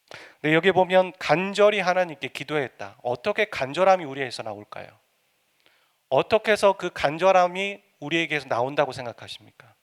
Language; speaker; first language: Korean; native; Korean